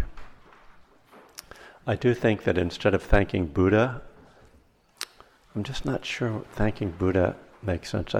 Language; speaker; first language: English; native; English